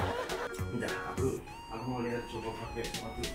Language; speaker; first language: Indonesian; non-native, fluent; Japanese